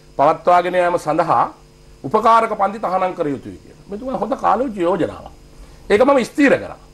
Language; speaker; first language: Sinhala; native; Sinhala